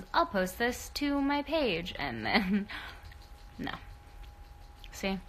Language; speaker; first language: English; native; English